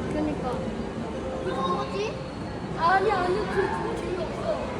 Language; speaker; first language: Korean; early bilingual, other home language; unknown